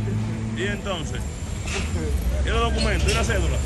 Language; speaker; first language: Spanish; native; Spanish